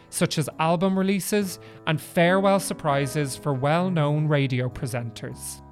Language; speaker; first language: English; native; English